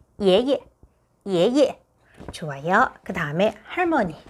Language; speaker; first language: Korean; non-native, fluent; Chinese